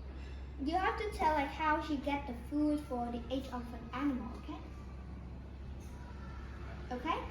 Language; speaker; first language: English; non-native, fluent; Vietnamese